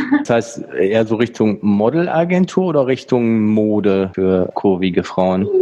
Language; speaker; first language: German; native; German